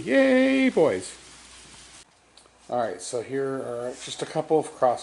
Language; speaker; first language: English; native; English